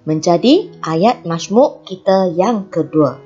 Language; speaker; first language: Malay; non-native, local second language; Chinese